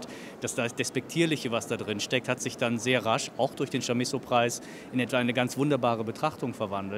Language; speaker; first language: German; native; German